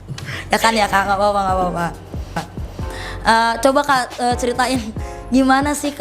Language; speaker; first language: Indonesian; native; Indonesian